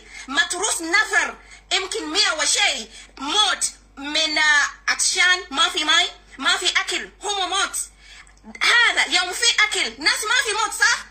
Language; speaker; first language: Arabic; non-native, learner; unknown